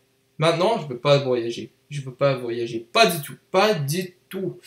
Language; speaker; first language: French; non-native, learner; English